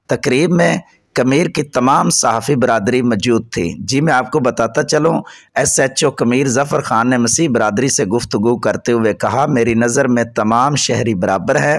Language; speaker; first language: Urdu; non-native, local second language; Punjabi